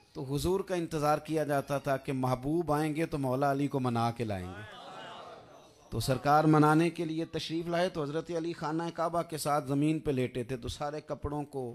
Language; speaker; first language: Urdu; non-native, local second language; Punjabi